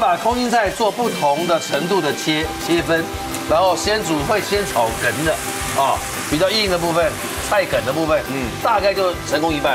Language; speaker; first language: Chinese; native; Chinese